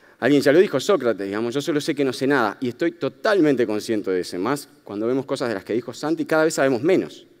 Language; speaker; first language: Spanish; native; Spanish